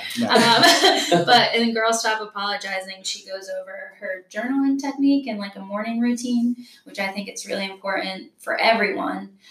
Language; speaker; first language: English; native; English